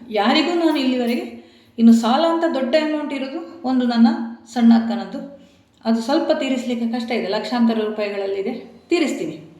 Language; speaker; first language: Kannada; non-native, local second language; Tulu